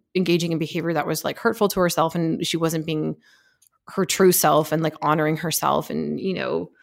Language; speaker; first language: English; native; English